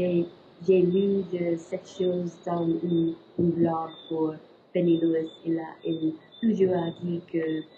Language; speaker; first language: French; non-native, learner; English